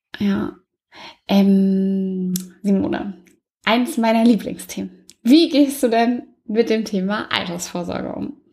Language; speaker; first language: German; native; German